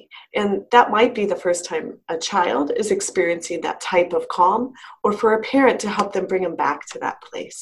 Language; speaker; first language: English; native; English